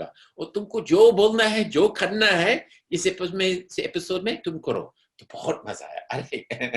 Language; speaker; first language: Hindi; non-native, fluent; English